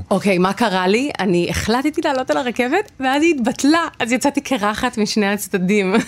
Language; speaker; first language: Hebrew; native; Hebrew